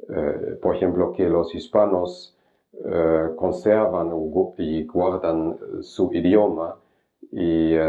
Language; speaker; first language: Spanish; non-native, fluent; German